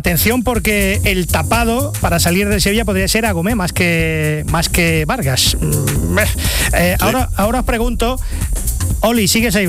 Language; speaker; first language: Spanish; native; Spanish